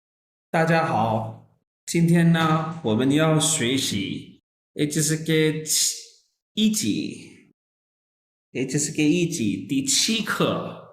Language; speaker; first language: Chinese; non-native, fluent; Urdu